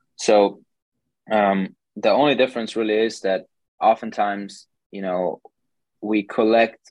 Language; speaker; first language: English; non-native, fluent; German